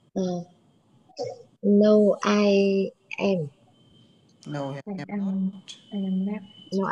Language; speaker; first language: English; non-native, learner; Vietnamese